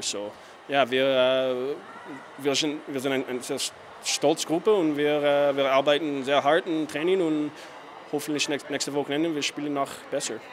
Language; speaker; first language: German; non-native, fluent; English